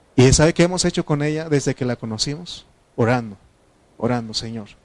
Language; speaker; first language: Spanish; non-native, local second language; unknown